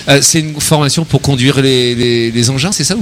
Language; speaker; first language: French; native; French